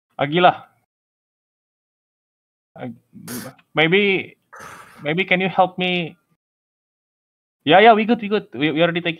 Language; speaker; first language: English; non-native, learner; Indonesian